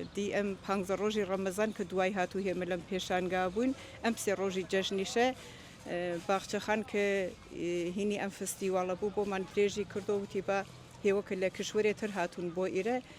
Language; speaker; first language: Central Kurdish; non-native, local second language; Southern Kurdish